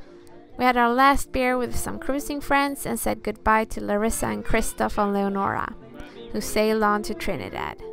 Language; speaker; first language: English; non-native, fluent; Swedish